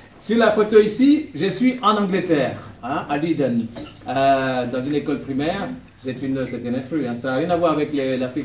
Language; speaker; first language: French; non-native, local second language; Kongo